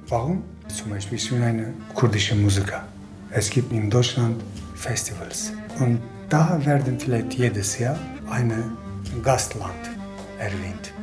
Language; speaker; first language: German; non-native, learner; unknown